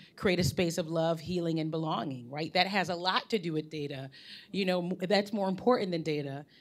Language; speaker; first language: English; native; English